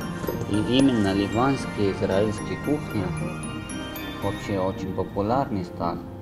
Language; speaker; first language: Russian; non-native, learner; Arabic